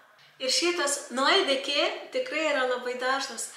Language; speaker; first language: Lithuanian; non-native, local second language; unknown